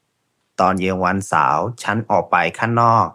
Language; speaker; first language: Thai; non-native, fluent; Burmese